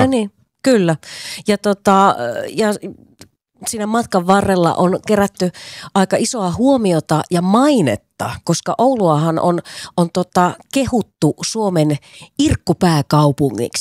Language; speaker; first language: Finnish; native; Finnish